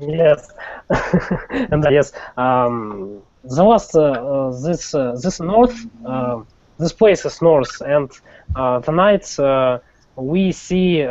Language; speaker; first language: English; non-native, learner; Russian